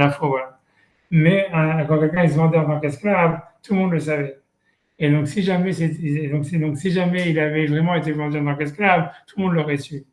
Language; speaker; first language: French; native; French